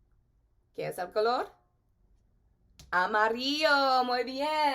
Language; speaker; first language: Spanish; non-native, learner; English